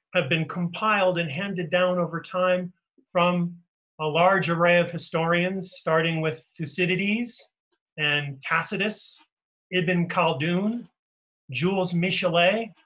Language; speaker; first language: English; native; English